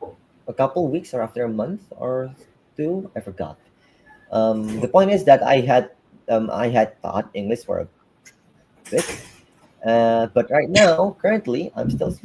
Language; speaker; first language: English; non-native, fluent; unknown